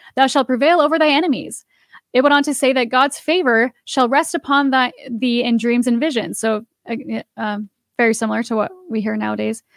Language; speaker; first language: English; native; English